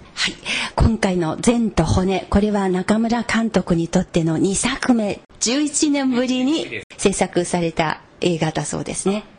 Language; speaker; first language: Japanese; non-native, fluent; Chinese